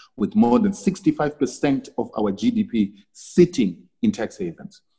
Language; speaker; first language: English; non-native, local second language; Shona